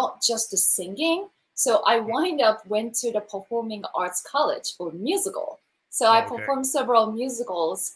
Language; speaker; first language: English; non-native, learner; Japanese